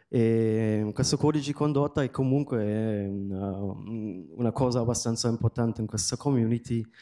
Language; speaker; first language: Italian; non-native, fluent; German